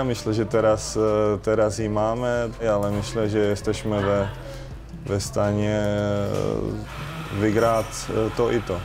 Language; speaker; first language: Polish; non-native, learner; Czech